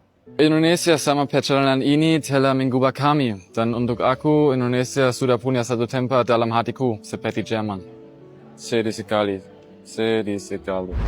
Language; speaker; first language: Indonesian; non-native, learner; German